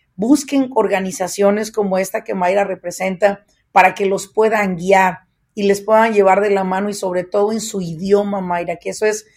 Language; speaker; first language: Spanish; native; Spanish